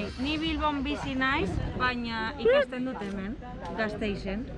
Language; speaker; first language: Basque; non-native, local second language; Spanish